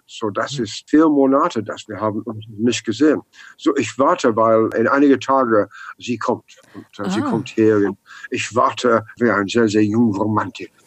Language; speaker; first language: German; non-native, learner; English